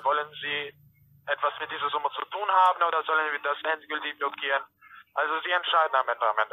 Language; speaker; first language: German; non-native, fluent; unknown